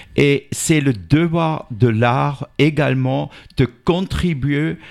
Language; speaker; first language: French; native; French